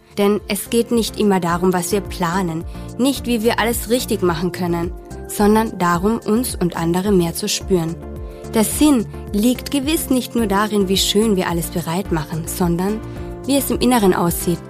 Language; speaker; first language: German; native; German